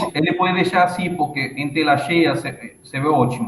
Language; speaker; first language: Portuguese; native; Portuguese